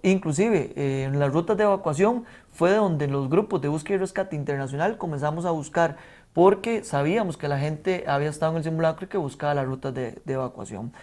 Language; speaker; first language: Spanish; native; Spanish